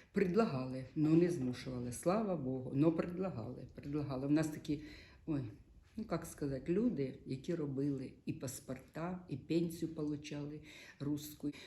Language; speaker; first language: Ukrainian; non-native, local second language; Russian